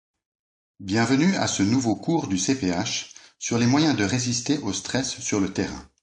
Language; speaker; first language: French; native; French